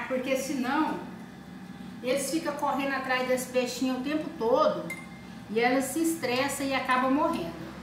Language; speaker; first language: Portuguese; native; Portuguese